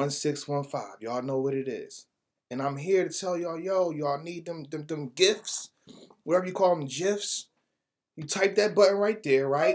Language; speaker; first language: English; native; English